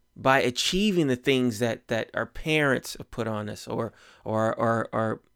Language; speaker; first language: English; native; English